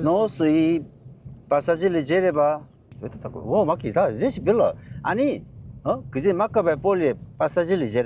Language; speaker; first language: Russian; non-native, learner; Korean